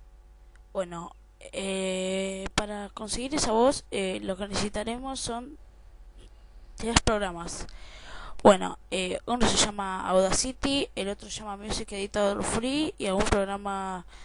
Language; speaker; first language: Spanish; native; Spanish